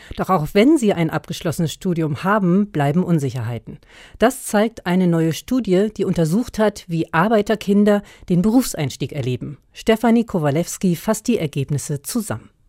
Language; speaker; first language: German; native; German